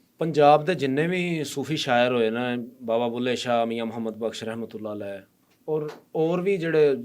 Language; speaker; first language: Punjabi; native; Punjabi